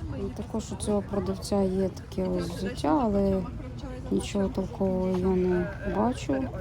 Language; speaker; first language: Ukrainian; non-native, local second language; Russian